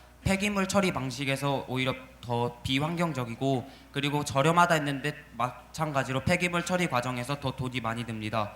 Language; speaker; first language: Korean; native; Korean